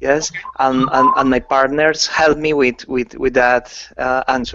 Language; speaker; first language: English; non-native, learner; Spanish